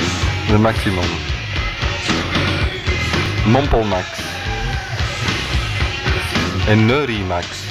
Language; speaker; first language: Dutch; native; Dutch